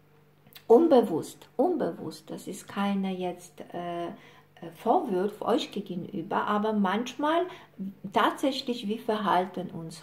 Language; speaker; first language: German; non-native, fluent; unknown